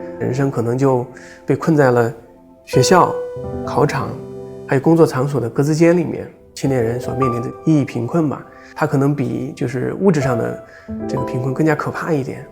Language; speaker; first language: Chinese; native; Chinese